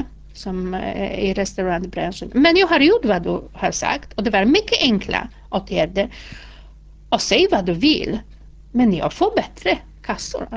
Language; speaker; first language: Swedish; non-native, fluent; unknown